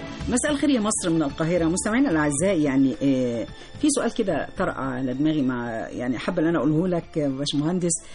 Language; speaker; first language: Arabic; native; Arabic